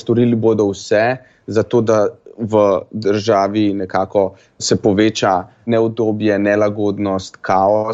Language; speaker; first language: Slovenian; native; Slovenian